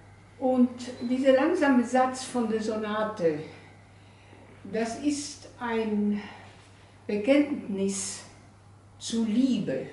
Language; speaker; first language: German; non-native, fluent; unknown